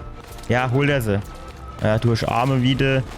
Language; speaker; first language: German; native; German